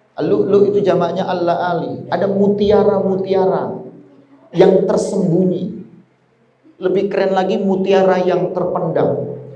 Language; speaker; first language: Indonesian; native; Indonesian